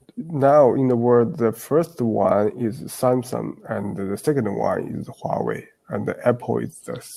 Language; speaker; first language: English; non-native, learner; Chinese